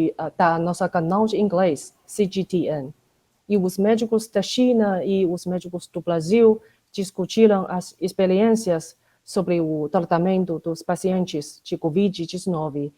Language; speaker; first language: Portuguese; non-native, fluent; Chinese